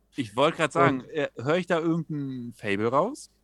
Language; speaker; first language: German; early bilingual, other home language; English